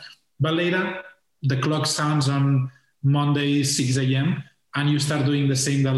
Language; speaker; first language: English; non-native, fluent; Spanish